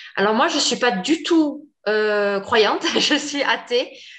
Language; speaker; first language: French; native; French